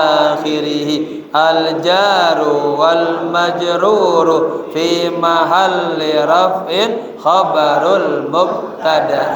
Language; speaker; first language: Arabic; non-native, fluent; Indonesian